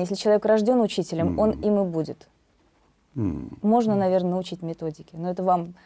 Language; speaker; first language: Russian; native; Russian